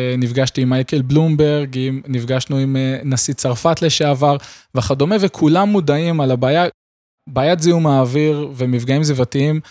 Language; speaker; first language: Hebrew; native; Hebrew